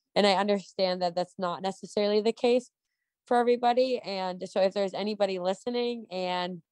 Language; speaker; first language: English; native; English